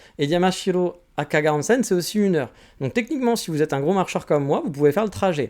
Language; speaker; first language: French; native; French